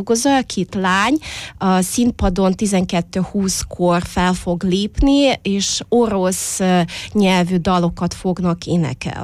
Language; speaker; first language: Hungarian; non-native, fluent; Russian